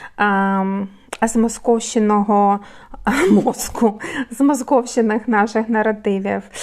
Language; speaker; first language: Ukrainian; non-native, local second language; Russian